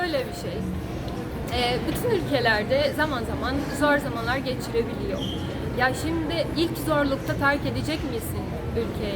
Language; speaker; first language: Turkish; non-native, fluent; Portuguese